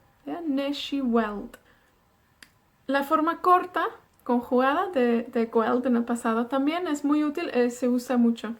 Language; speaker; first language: Spanish; non-native, fluent; Welsh